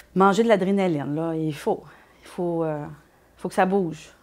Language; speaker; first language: French; native; French